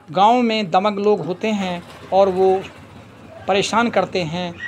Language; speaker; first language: Hindi; native; Hindi